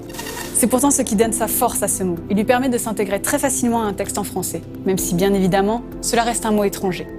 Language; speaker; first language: French; native; French